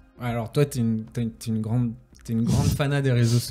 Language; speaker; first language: French; native; French